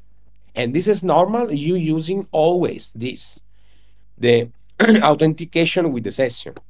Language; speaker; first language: English; non-native, learner; Italian